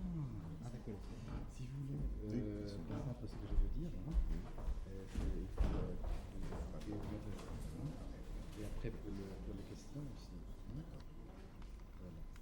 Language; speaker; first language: French; non-native, fluent; Spanish